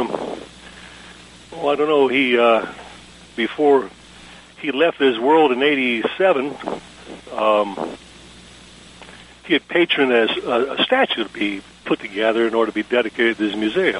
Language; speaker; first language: English; native; English